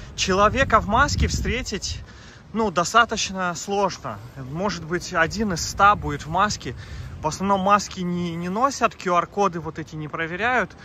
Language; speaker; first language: Russian; native; Russian